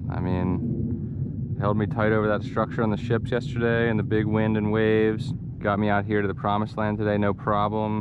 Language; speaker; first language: English; native; English